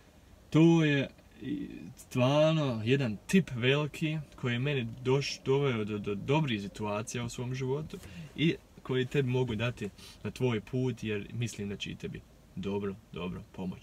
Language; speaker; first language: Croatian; early bilingual, heritage; Croatian